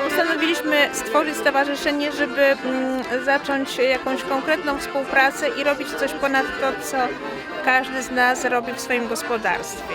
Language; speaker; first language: Polish; native; Polish